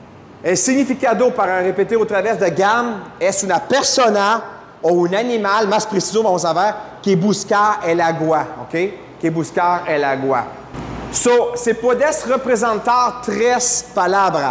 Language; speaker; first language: Spanish; non-native, fluent; French